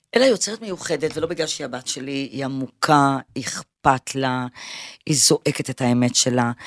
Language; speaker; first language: Hebrew; early bilingual, other home language; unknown